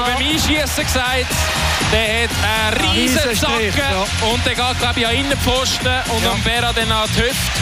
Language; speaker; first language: German; native; German